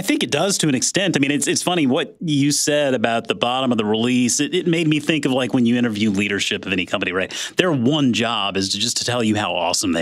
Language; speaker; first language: English; native; English